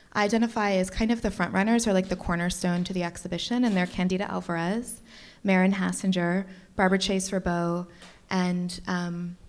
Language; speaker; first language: English; native; English